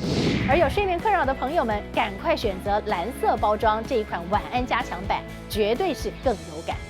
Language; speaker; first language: Chinese; native; Chinese